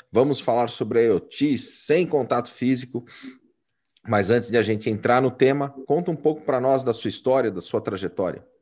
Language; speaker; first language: Portuguese; native; Portuguese